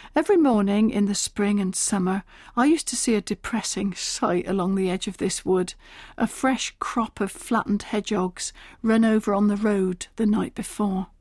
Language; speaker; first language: English; native; English